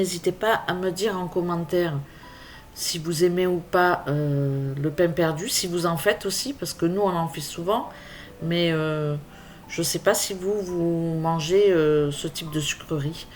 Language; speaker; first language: French; native; French